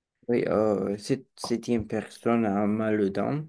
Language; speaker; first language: French; non-native, learner; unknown